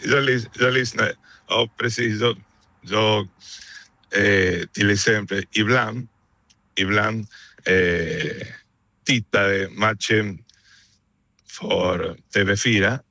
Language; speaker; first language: Swedish; non-native, fluent; Spanish